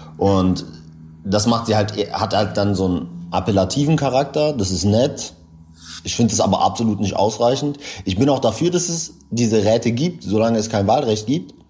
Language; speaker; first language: German; native; German